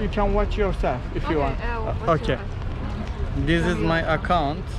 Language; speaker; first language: English; non-native, learner; Turkish